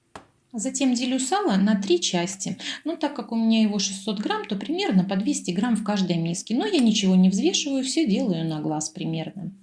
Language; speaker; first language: Russian; native; Russian